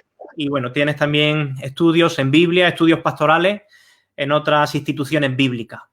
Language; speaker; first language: Spanish; native; Spanish